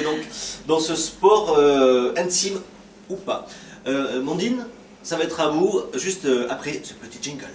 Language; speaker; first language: French; native; French